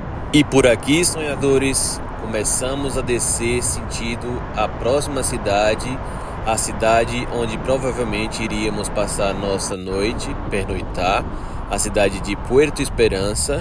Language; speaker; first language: Portuguese; native; Portuguese